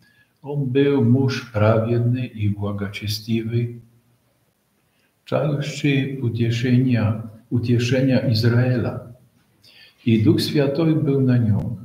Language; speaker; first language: Russian; non-native, fluent; Polish